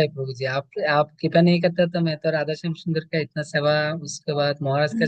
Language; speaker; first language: Hindi; non-native, learner; Bangla